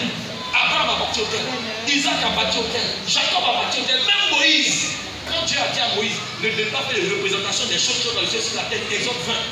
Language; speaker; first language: French; native; French